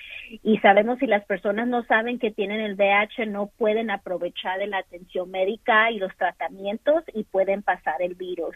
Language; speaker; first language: Spanish; early bilingual, other home language; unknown